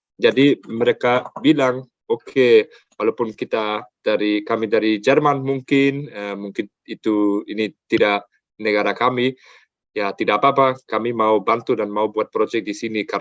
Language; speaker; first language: Indonesian; non-native, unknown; German